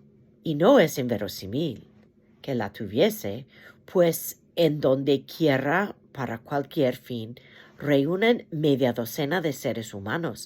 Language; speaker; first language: Spanish; non-native, fluent; English